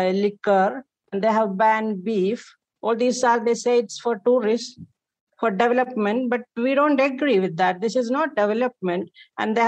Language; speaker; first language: English; non-native, local second language; Malayalam